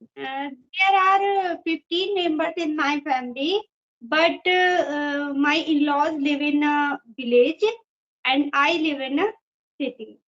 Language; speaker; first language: English; non-native, fluent; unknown